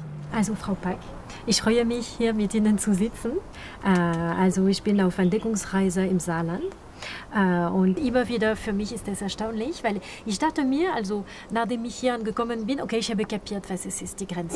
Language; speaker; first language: German; non-native, fluent; French